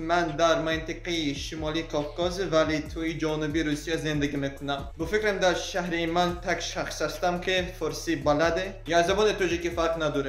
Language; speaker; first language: Persian; non-native, learner; Russian